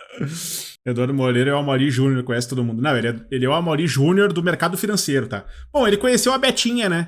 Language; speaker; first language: Portuguese; native; Portuguese